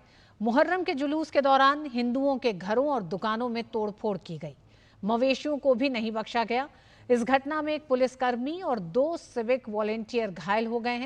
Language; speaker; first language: Hindi; native; Hindi